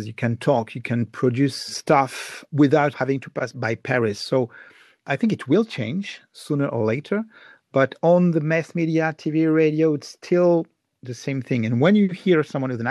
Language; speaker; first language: English; non-native, fluent; French